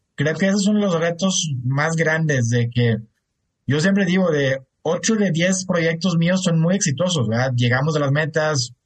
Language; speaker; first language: Spanish; non-native, fluent; German